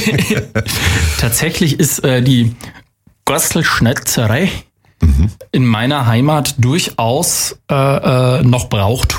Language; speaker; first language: German; native; German